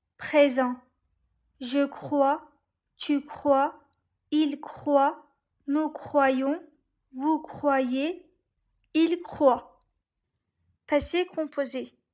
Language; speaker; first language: French; non-native, learner; Turkish